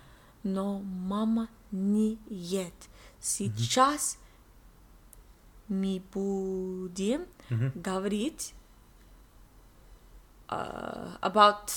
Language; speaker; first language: Russian; non-native, learner; English